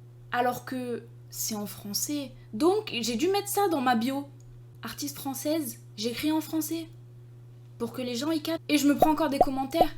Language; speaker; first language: French; native; French